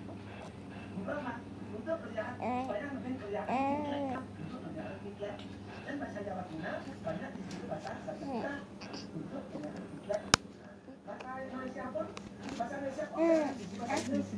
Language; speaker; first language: Indonesian; non-native, local second language; Balinese